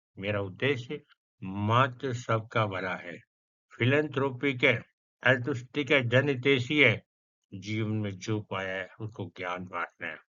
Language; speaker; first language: Hindi; non-native, local second language; Punjabi